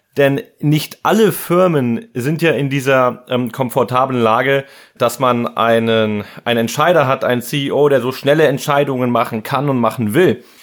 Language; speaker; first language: German; native; German